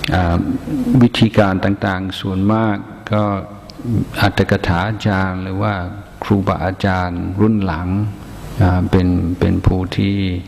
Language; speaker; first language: Thai; non-native, fluent; English